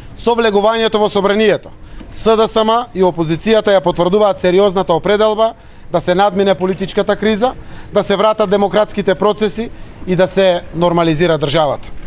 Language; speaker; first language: Macedonian; native; Macedonian